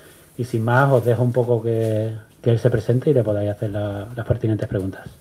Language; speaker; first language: Spanish; native; Spanish